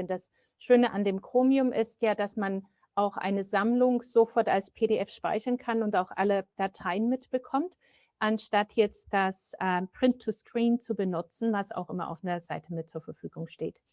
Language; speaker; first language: German; native; German